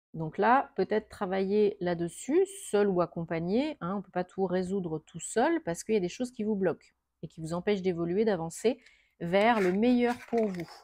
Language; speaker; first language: French; native; French